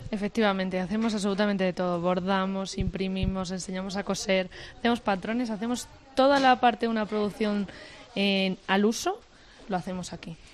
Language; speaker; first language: Spanish; native; Spanish